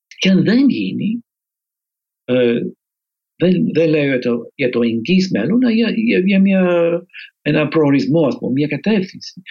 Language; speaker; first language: Greek; non-native, fluent; English